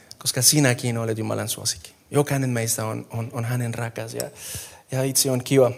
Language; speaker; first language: Finnish; non-native, fluent; Spanish